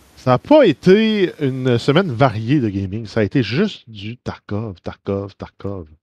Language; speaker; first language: French; native; French